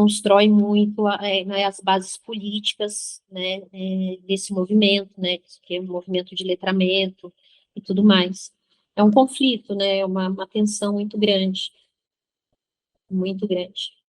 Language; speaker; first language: Portuguese; native; Portuguese